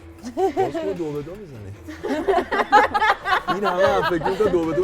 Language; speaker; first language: Persian; native; Persian